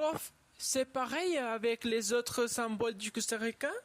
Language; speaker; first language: French; non-native, learner; Spanish